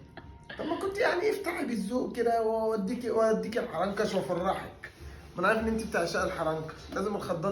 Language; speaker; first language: Arabic; native; Arabic